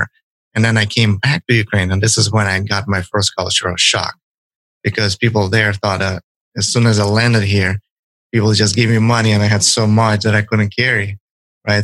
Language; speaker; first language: English; non-native, fluent; Ukrainian